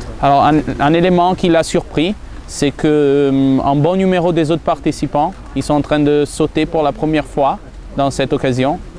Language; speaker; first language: French; non-native, fluent; Italian